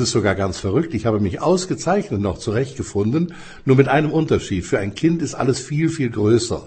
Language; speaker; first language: German; native; German